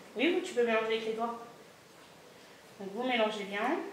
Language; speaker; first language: French; native; French